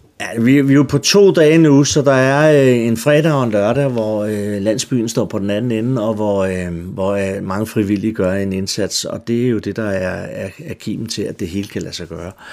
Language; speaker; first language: Danish; native; Danish